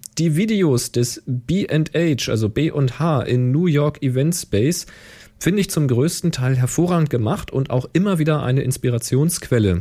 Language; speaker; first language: German; native; German